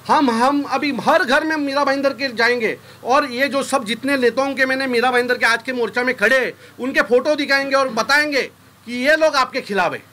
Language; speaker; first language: Hindi; non-native, local second language; Marathi